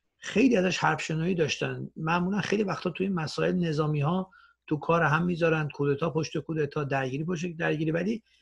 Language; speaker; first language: Persian; native; Persian